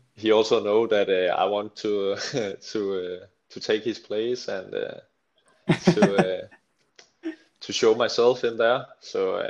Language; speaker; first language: English; non-native, fluent; Danish